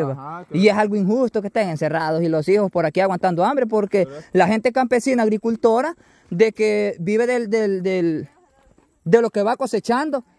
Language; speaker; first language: Spanish; native; Spanish